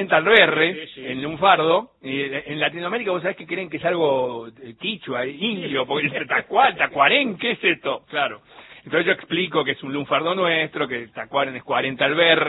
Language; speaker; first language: Spanish; native; Spanish